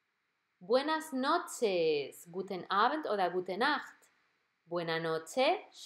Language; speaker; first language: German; non-native, fluent; Spanish